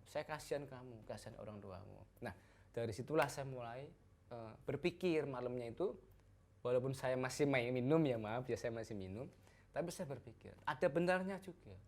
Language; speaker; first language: Indonesian; non-native, local second language; Javanese